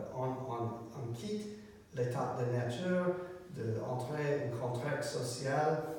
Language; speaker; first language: French; non-native, learner; English